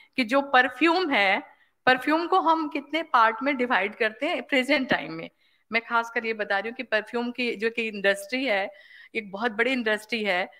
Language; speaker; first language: Hindi; native; Hindi